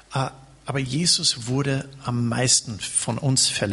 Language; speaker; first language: German; non-native, fluent; English